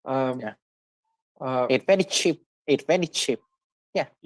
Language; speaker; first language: English; non-native, learner; Vietnamese